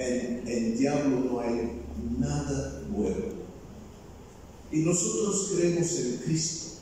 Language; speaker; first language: Spanish; non-native, fluent; Bulgarian